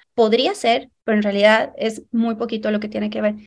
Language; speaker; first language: Spanish; native; Spanish